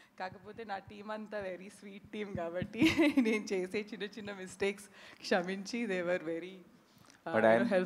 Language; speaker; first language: Telugu; native; Telugu